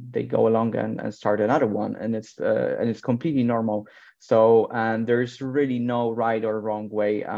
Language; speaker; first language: English; non-native, fluent; Polish